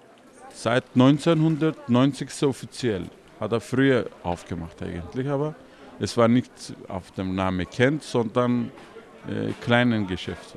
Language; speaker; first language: German; non-native, learner; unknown